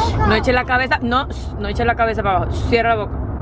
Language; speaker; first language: Spanish; native; Spanish